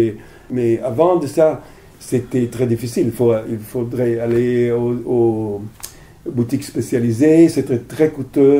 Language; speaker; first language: French; non-native, fluent; Italian